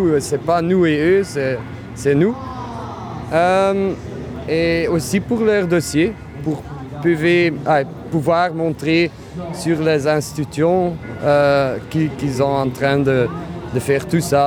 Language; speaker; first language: French; non-native, learner; Dutch